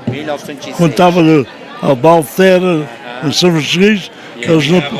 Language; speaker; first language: Portuguese; early bilingual, heritage; Portuguese